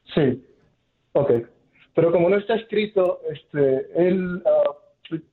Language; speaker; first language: Spanish; native; Spanish